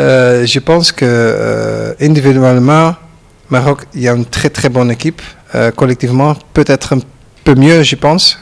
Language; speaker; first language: French; non-native, learner; Dutch